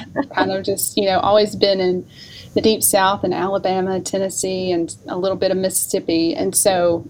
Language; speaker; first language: English; native; English